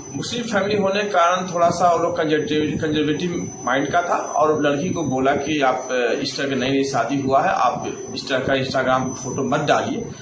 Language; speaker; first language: Hindi; native; Hindi